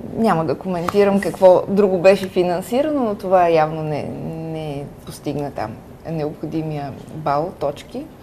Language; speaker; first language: Bulgarian; native; Bulgarian